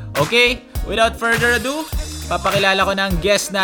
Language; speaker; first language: Filipino; native; Filipino